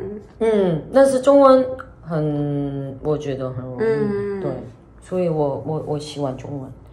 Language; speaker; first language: Chinese; non-native, learner; Korean